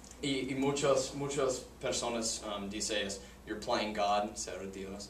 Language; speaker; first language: Spanish; non-native, learner; English